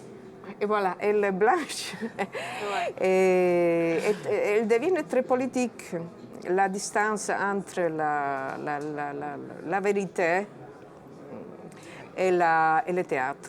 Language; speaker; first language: French; non-native, fluent; Italian